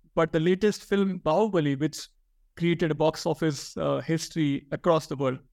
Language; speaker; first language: English; non-native, local second language; Hindi